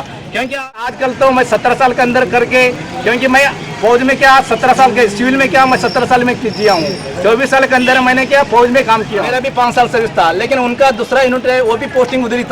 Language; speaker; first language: Hindi; non-native, local second language; Kannada